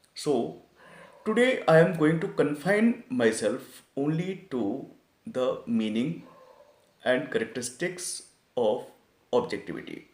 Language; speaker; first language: English; non-native, local second language; Hindi